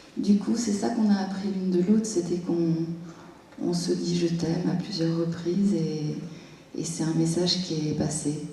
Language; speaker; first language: French; native; French